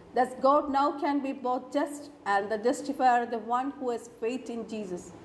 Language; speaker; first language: English; non-native, local second language; Malayalam